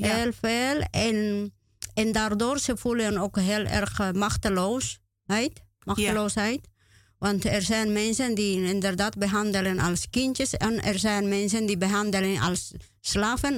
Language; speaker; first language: Dutch; non-native, learner; Spanish